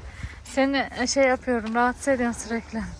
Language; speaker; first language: Turkish; non-native, fluent; Uzbek